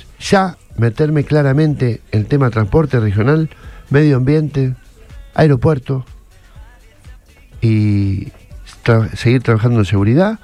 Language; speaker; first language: Spanish; native; Spanish